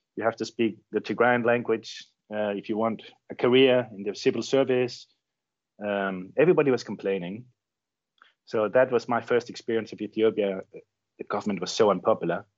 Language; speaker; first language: English; non-native, fluent; Danish